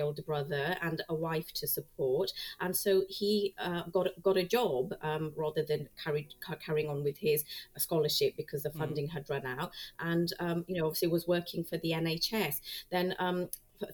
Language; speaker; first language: English; native; English